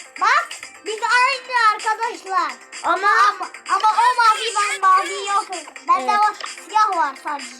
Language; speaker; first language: Turkish; early bilingual, other home language; Arabic